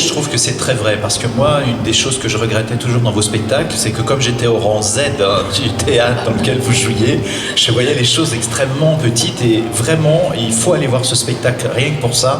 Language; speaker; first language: French; native; French